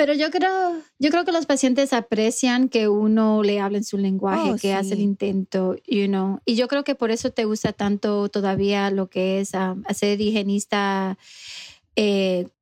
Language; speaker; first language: Spanish; early bilingual, heritage; Spanish